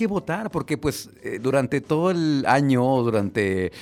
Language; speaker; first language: Spanish; native; Spanish